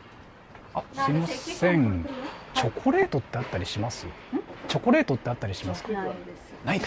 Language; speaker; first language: Japanese; native; Japanese